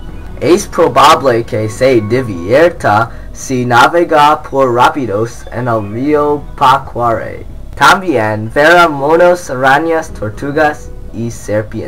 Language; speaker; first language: Spanish; non-native, learner; English